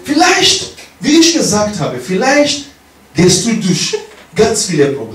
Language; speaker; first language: German; non-native, learner; English